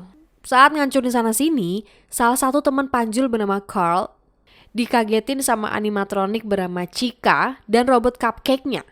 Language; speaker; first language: Indonesian; native; Indonesian